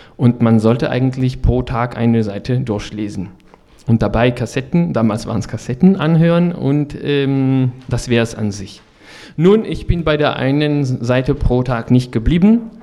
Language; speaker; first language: German; non-native, fluent; French